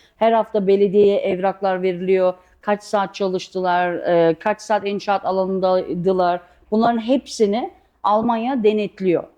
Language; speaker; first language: Turkish; early bilingual, heritage; Turkish